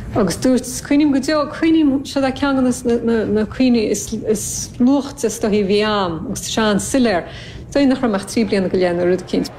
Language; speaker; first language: Irish; native; Irish